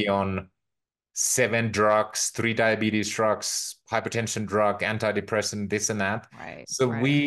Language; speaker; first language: English; non-native, fluent; Finnish